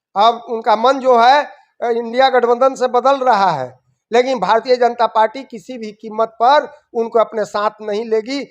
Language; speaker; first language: Hindi; native; Hindi